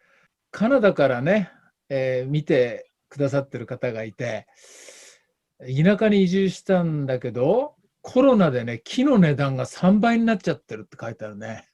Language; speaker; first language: Japanese; native; Japanese